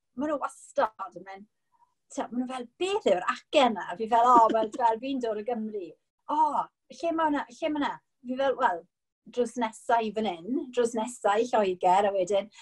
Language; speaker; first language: Welsh; non-native, local second language; English